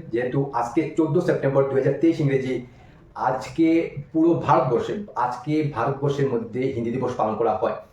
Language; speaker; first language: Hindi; non-native, local second language; Bangla